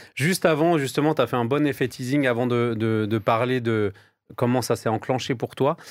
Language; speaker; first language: French; native; French